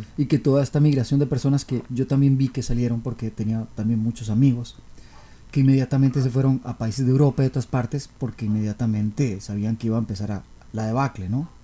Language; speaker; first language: Spanish; native; Spanish